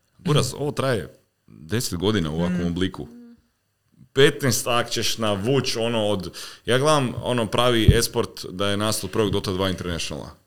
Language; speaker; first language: Croatian; native; Croatian